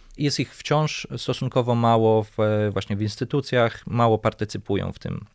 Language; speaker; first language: Polish; native; Polish